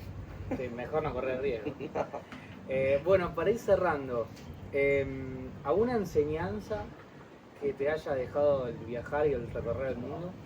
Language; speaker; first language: Spanish; native; Spanish